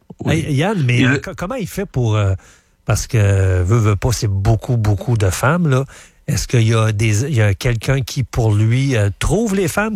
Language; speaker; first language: French; native; French